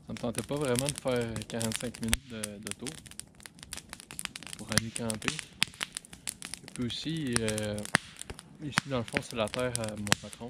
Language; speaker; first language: French; native; French